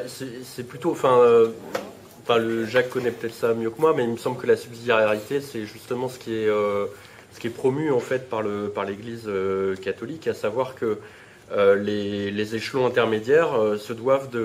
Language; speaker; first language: French; native; French